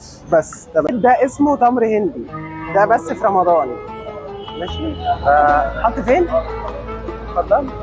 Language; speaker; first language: Arabic; native; Arabic